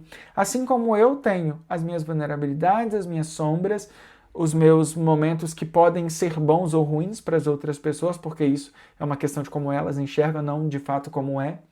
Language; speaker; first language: Portuguese; native; Portuguese